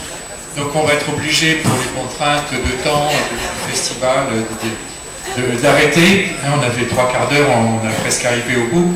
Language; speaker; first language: French; native; French